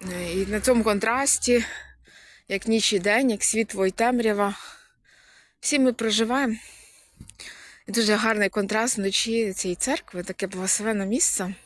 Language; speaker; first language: Ukrainian; native; Ukrainian